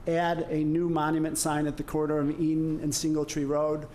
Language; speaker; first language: English; native; English